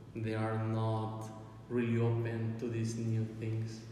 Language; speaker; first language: English; non-native, fluent; Spanish